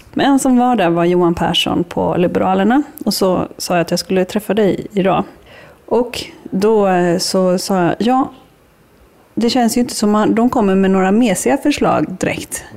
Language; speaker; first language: Swedish; native; Swedish